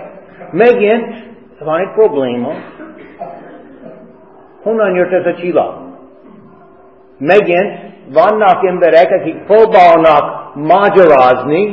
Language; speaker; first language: Hungarian; non-native, fluent; English